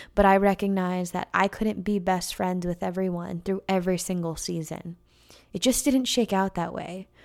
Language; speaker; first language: English; native; English